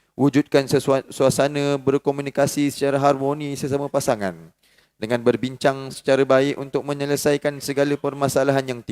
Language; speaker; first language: Malay; native; Malay